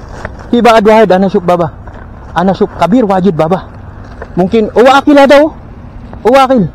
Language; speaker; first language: Arabic; non-native, learner; Filipino